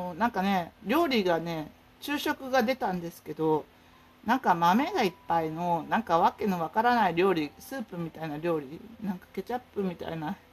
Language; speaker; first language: Japanese; native; Japanese